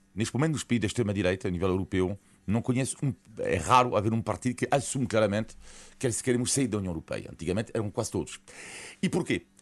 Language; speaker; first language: Portuguese; non-native, fluent; French